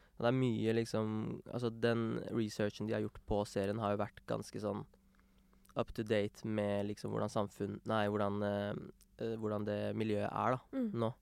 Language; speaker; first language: Norwegian; early bilingual, other home language; Urdu